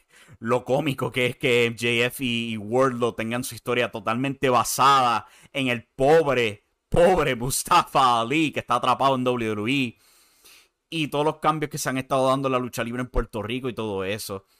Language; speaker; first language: Spanish; native; Spanish